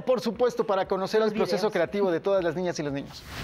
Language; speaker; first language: Spanish; native; Spanish